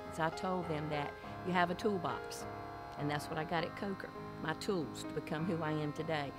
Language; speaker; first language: English; native; English